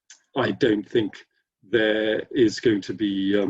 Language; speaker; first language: English; native; English